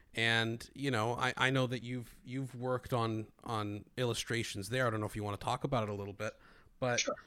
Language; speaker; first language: English; non-native, fluent; Greek